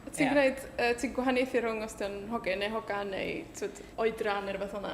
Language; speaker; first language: Welsh; native; Welsh